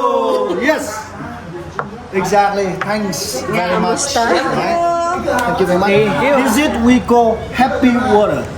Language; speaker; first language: English; non-native, learner; Vietnamese